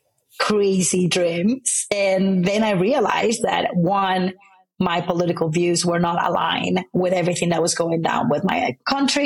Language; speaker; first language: English; non-native, fluent; Spanish